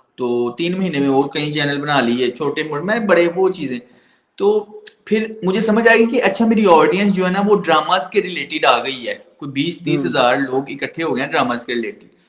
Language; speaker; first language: Urdu; non-native, local second language; Punjabi